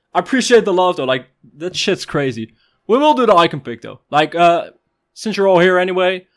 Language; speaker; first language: English; non-native, fluent; Dutch